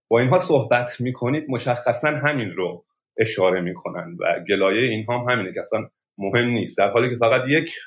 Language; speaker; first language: Persian; native; Persian